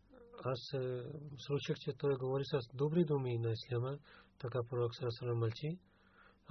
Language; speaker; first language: Bulgarian; non-native, learner; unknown